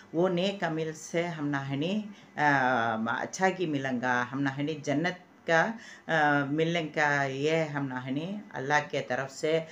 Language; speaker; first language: Hindi; non-native, local second language; Urdu